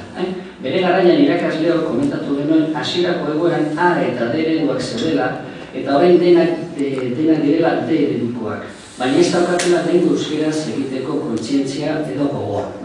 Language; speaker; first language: Basque; non-native, local second language; Spanish